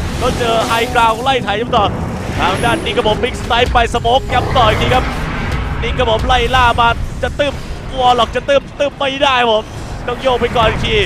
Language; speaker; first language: Thai; native; Thai